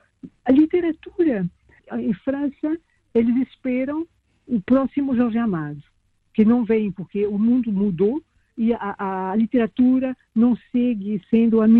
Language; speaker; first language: Portuguese; non-native, fluent; French